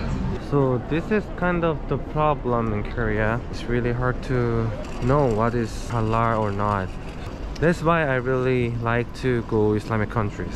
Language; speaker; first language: English; non-native, fluent; Korean